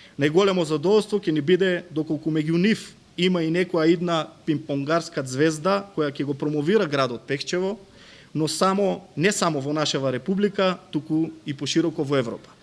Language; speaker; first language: Macedonian; native; Macedonian